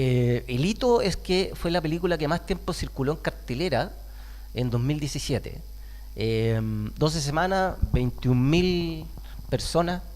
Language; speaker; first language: Spanish; native; Spanish